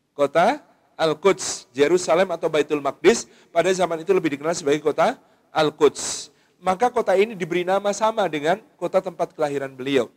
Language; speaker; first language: Indonesian; native; Indonesian